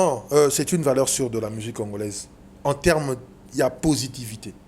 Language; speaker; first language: French; non-native, local second language; Lingala